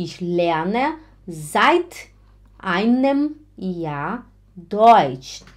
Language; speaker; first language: German; non-native, fluent; Portuguese